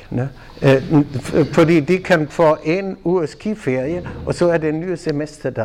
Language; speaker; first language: Danish; non-native, fluent; German